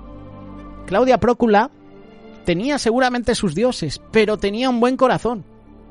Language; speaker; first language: Spanish; native; Spanish